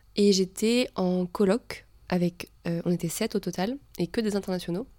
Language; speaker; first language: French; native; French